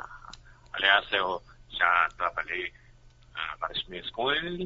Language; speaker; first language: Portuguese; non-native, fluent; Chinese